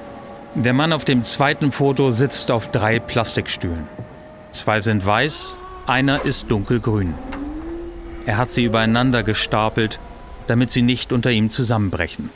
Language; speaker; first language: German; native; German